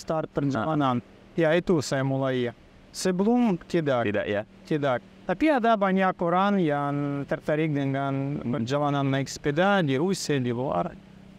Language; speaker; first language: Indonesian; non-native, learner; Russian